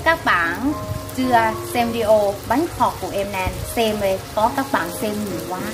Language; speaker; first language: Vietnamese; non-native, learner; Thai